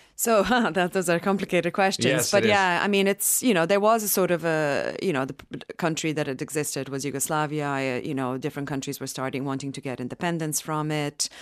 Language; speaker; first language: English; non-native, fluent; Bosnian